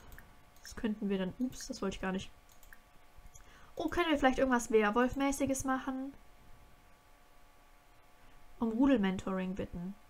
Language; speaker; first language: German; native; German